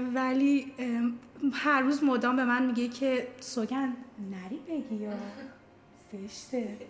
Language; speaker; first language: Persian; native; Persian